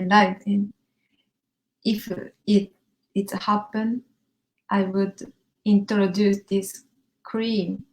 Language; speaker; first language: English; non-native, learner; Japanese